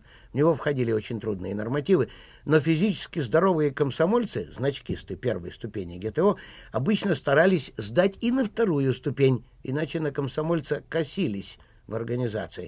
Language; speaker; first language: Russian; native; Russian